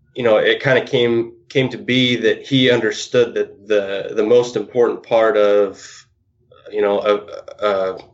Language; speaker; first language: English; native; English